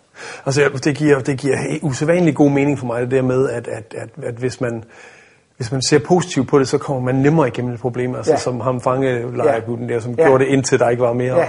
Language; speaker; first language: Danish; native; Danish